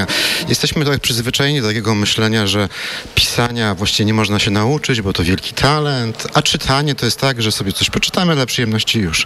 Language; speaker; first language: Polish; native; Polish